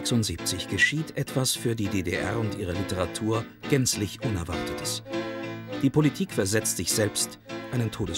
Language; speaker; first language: German; native; German